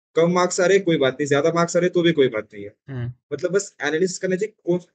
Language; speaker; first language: Hindi; non-native, local second language; Marathi